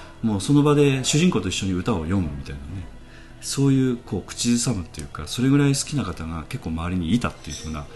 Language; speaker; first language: Japanese; native; Japanese